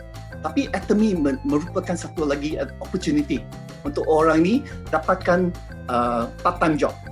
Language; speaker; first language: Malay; non-native, local second language; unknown